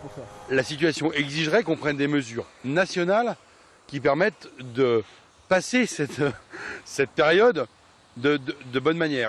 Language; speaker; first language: French; native; French